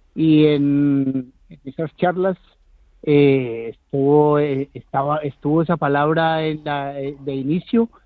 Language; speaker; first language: Spanish; native; Spanish